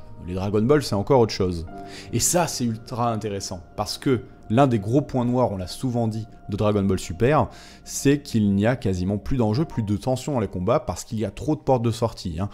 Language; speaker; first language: French; native; French